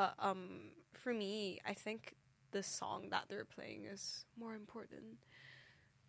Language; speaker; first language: English; non-native, local second language; Cantonese